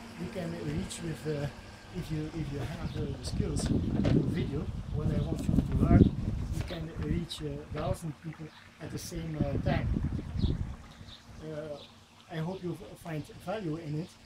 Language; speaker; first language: English; non-native, fluent; Dutch